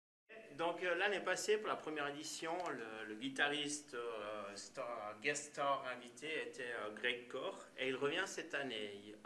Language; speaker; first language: French; native; French